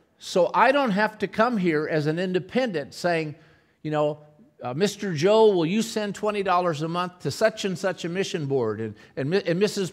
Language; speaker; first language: English; native; English